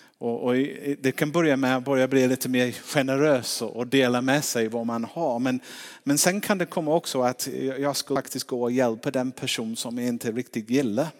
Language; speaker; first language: Swedish; non-native, fluent; English